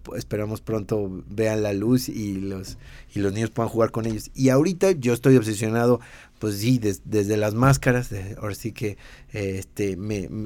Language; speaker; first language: Spanish; native; Spanish